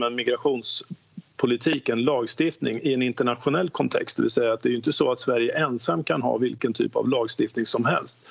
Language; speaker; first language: Swedish; native; Swedish